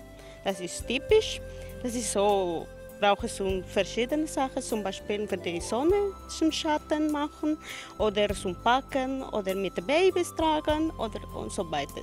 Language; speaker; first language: German; non-native, learner; Spanish